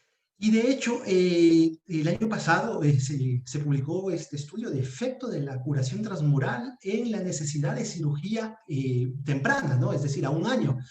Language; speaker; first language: Spanish; native; Spanish